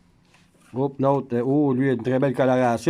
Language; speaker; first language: French; native; French